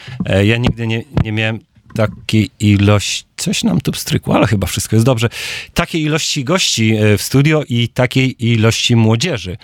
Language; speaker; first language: Polish; native; Polish